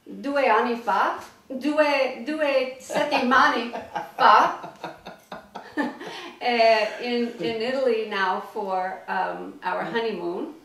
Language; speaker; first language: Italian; non-native, learner; English